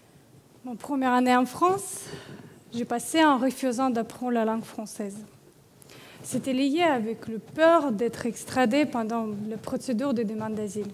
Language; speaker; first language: French; non-native, learner; Russian